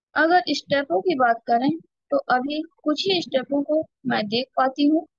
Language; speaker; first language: Hindi; native; Hindi